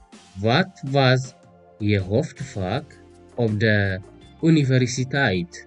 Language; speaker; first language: Dutch; non-native, fluent; Tigrinya